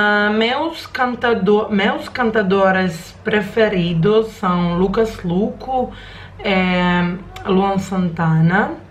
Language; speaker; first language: Portuguese; non-native, learner; Croatian